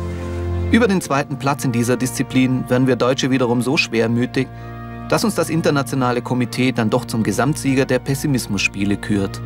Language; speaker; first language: German; native; German